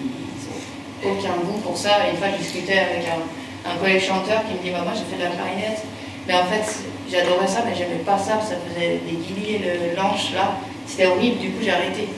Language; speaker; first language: French; native; French